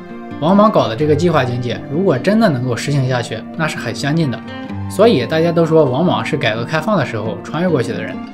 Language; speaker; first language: Chinese; native; Chinese